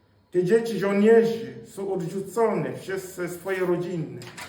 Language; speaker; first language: Polish; non-native, fluent; Swahili